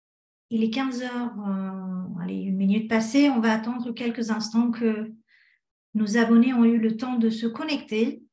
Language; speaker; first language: French; native; French